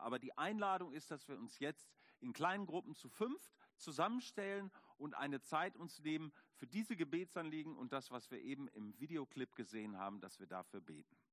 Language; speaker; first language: German; native; German